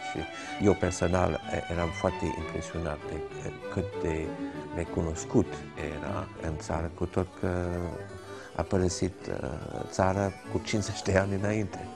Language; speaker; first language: Romanian; early bilingual, heritage; Romanian